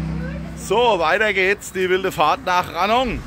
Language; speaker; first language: German; native; German